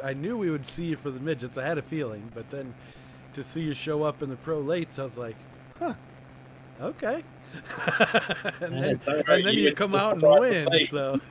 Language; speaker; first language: English; native; English